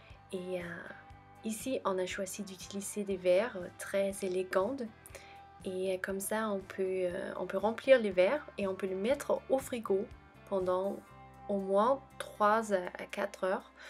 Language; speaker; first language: French; non-native, fluent; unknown